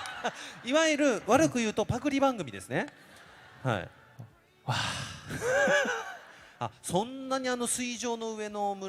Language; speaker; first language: Japanese; native; Japanese